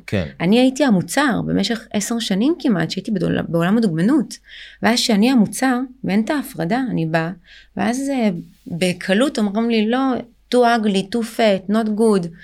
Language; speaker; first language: Hebrew; early bilingual, other home language; Russian